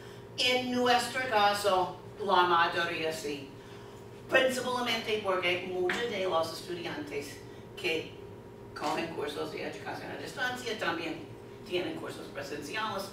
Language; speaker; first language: Spanish; non-native, fluent; English